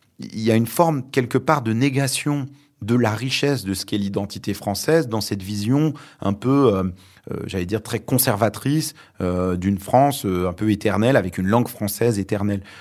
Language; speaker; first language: French; early bilingual, other home language; Arabic